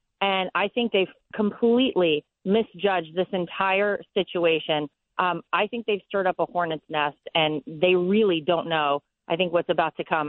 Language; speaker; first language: English; native; English